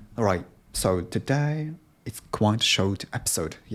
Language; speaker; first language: English; non-native, learner; Japanese